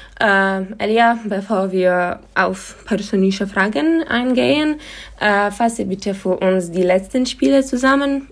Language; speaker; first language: German; non-native, fluent; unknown